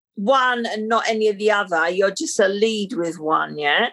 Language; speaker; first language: English; native; English